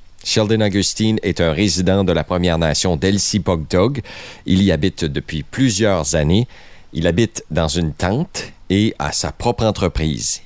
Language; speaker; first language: French; native; French